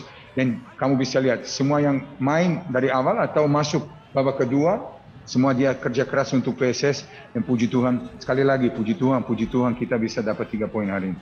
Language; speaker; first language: Indonesian; non-native, fluent; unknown